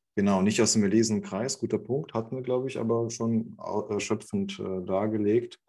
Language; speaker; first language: German; non-native, fluent; Russian